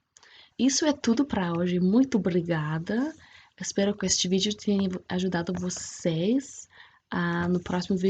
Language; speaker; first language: Portuguese; non-native, fluent; English